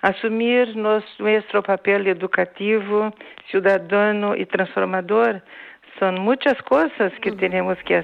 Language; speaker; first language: Spanish; non-native, fluent; Portuguese